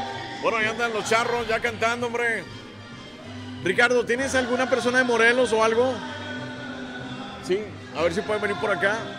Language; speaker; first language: Spanish; native; Spanish